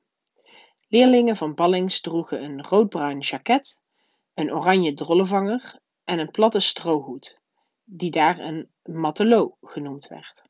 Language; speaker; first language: Dutch; native; Dutch